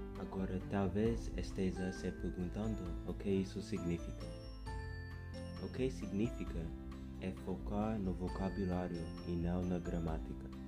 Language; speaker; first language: Portuguese; non-native, fluent; English